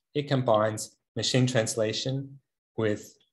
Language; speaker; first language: English; native; English